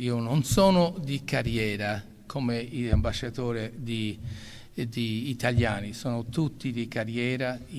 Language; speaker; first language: Italian; early bilingual, other home language; English